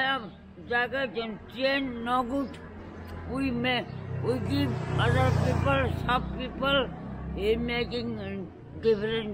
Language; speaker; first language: English; non-native, learner; Nepali